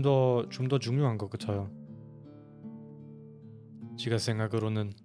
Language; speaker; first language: Korean; non-native, fluent; German